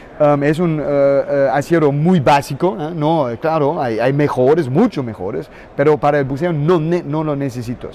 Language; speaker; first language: Spanish; non-native, learner; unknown